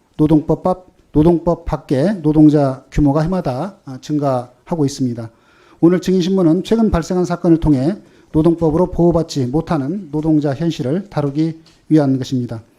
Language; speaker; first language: Korean; native; Korean